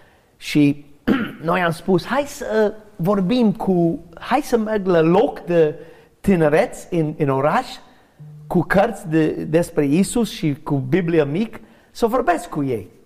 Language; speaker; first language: Romanian; non-native, learner; English